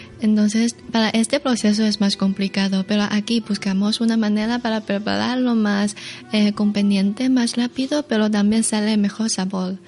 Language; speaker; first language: Spanish; non-native, learner; Chinese